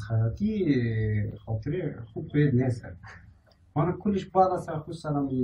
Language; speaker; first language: Persian; native; Persian